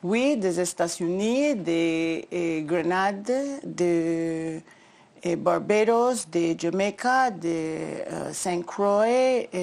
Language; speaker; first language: French; non-native, learner; English